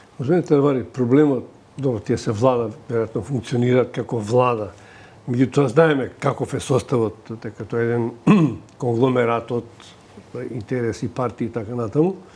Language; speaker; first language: Macedonian; native; Macedonian